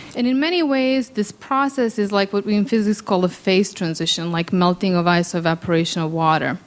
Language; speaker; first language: English; early bilingual, other home language; Serbian